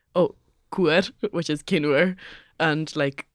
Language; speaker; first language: English; native; English